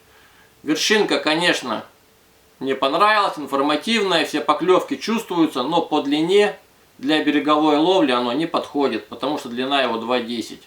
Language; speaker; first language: Russian; native; Russian